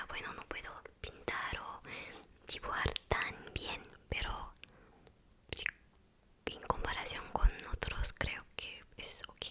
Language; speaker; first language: Spanish; non-native, learner; Korean